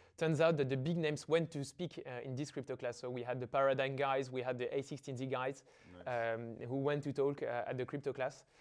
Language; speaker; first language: English; non-native, fluent; French